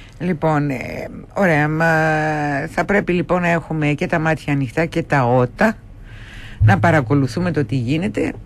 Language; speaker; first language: Greek; native; Greek